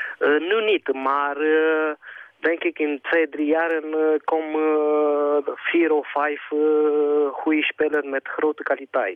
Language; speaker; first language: Dutch; non-native, learner; Romanian